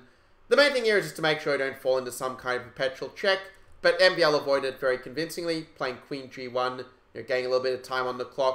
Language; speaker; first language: English; native; English